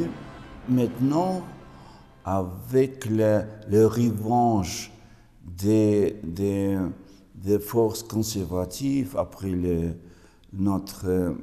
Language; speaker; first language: French; non-native, fluent; Russian